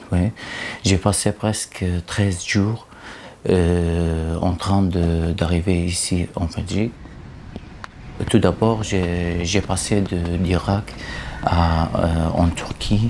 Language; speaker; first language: French; non-native, learner; Arabic